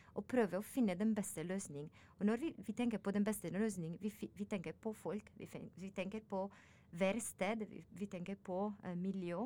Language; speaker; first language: Norwegian; non-native, learner; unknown